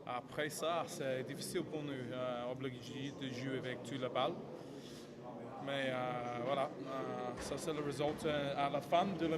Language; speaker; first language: French; non-native, fluent; English